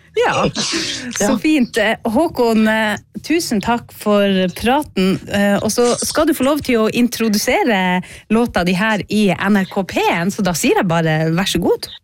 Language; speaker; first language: Norwegian; native; Norwegian